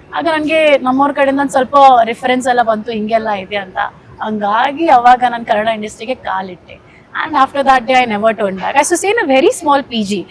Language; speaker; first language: Kannada; non-native, fluent; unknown